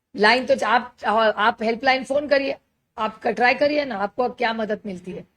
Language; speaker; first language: Hindi; non-native, local second language; Marathi